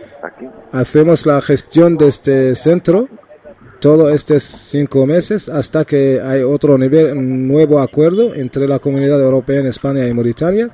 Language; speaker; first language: Spanish; non-native, learner; Arabic